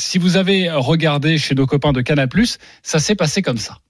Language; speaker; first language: French; native; French